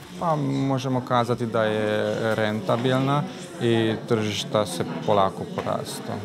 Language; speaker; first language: Serbian; non-native, local second language; Hungarian